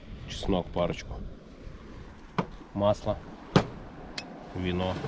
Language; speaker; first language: Russian; native; Russian